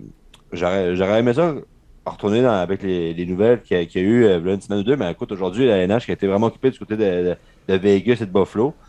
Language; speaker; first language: French; native; French